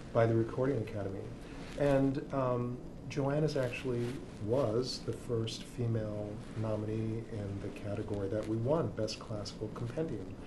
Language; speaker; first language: English; native; English